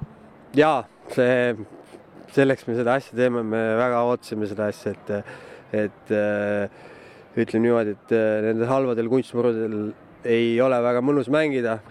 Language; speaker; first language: Estonian; native; Estonian